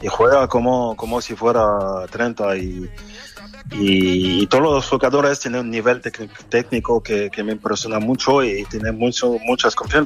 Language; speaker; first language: Spanish; non-native, fluent; French